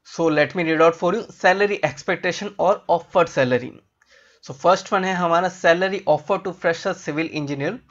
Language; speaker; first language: Hindi; native; Hindi